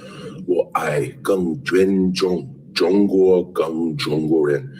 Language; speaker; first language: Chinese; non-native, learner; English